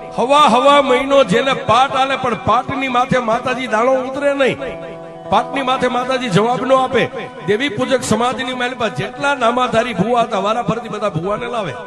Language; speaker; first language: Gujarati; native; Gujarati